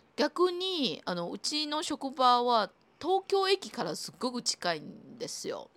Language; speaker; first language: Japanese; non-native, fluent; Chinese